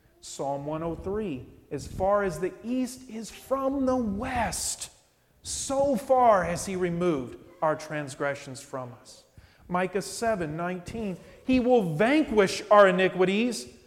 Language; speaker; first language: English; native; English